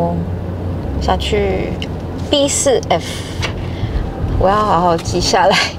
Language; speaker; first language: Chinese; native; Chinese